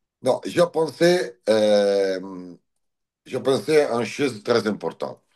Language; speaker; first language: French; non-native, learner; Italian